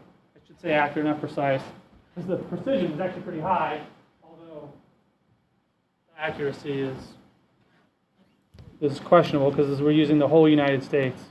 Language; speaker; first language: English; native; English